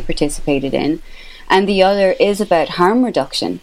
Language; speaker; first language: English; native; English